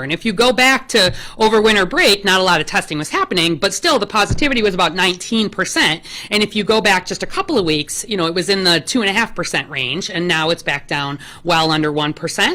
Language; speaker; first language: English; native; English